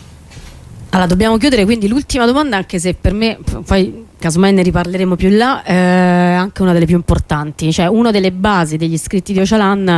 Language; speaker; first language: Italian; native; Italian